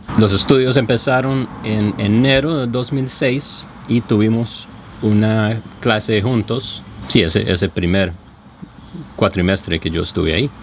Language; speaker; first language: Spanish; non-native, fluent; English